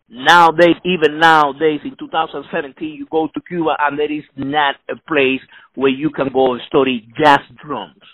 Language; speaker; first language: English; non-native, fluent; Spanish